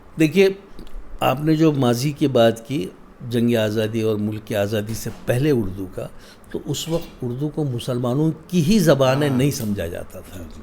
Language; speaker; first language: Urdu; native; Urdu